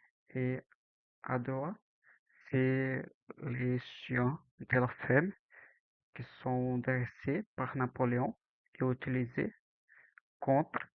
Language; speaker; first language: French; non-native, learner; Portuguese